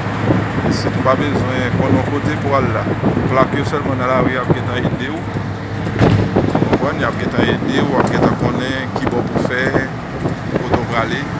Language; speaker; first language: French; non-native, learner; Haitian Creole